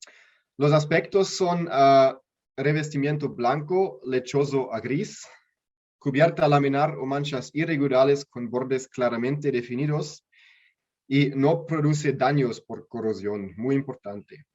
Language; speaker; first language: Spanish; non-native, learner; German